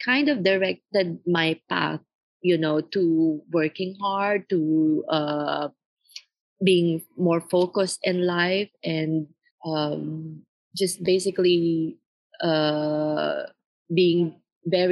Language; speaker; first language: English; non-native, local second language; Filipino